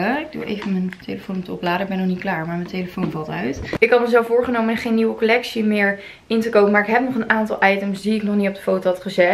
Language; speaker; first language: Dutch; native; Dutch